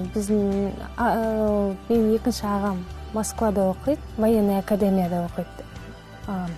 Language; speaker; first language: Kazakh; non-native, local second language; Russian